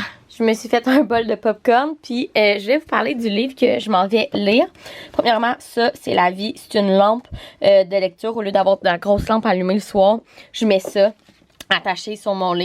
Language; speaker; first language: French; native; French